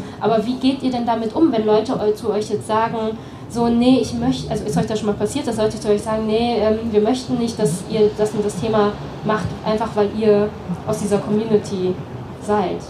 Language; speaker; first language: German; early bilingual, other home language; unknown